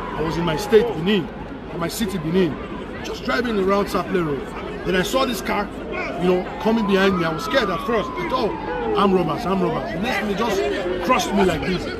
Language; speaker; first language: English; non-native, local second language; Bini